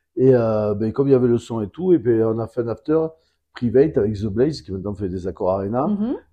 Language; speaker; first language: French; native; French